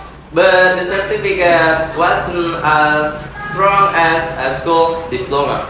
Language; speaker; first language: English; non-native, learner; Indonesian